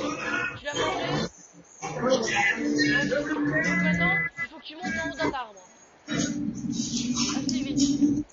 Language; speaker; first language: French; native; French